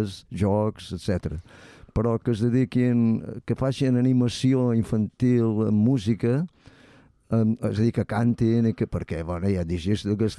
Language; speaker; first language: Catalan; native; Catalan